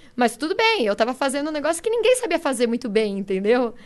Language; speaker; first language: Portuguese; native; Portuguese